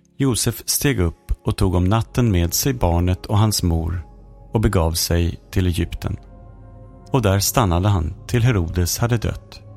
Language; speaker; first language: Swedish; native; Swedish